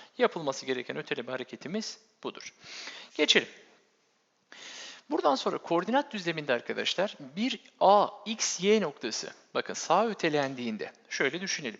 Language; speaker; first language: Turkish; native; Turkish